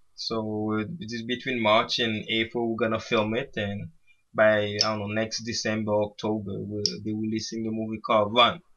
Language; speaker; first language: English; early bilingual, other home language; Haitian Creole